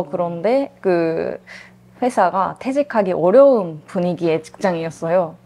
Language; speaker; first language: Korean; non-native, fluent; Japanese